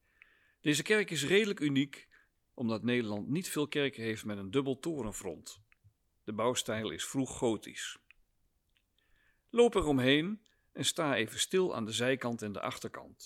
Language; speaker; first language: Dutch; native; Dutch